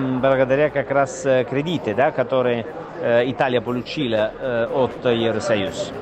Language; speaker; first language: Russian; non-native, fluent; Italian